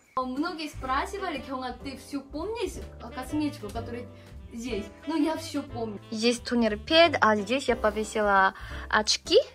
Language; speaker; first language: Russian; non-native, learner; Korean